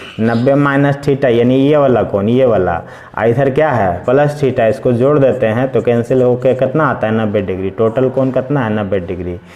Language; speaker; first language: Hindi; native; Hindi